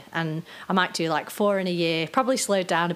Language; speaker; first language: English; native; English